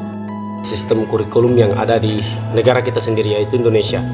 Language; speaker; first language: Indonesian; native; Indonesian